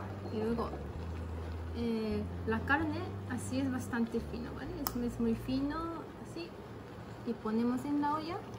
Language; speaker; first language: Spanish; non-native, fluent; Japanese